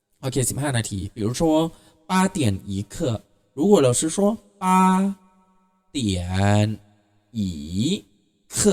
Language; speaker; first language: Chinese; non-native, fluent; Thai